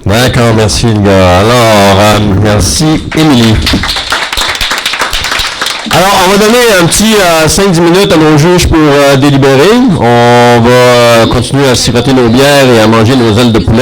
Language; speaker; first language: French; native; French